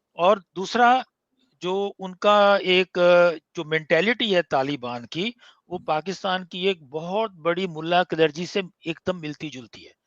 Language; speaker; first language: Hindi; non-native, fluent; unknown